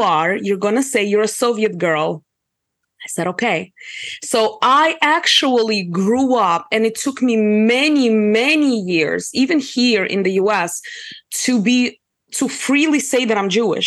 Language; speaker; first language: English; early bilingual, other home language; Russian